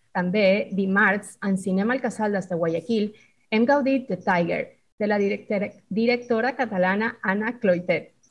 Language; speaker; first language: Catalan; non-native, fluent; Spanish